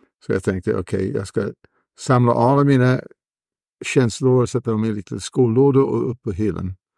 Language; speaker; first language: Swedish; non-native, fluent; English